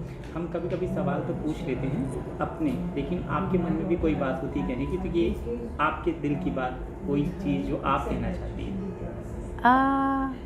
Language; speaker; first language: Hindi; native; Hindi